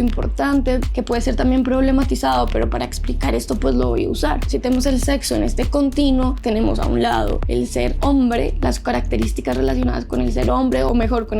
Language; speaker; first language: Spanish; native; Spanish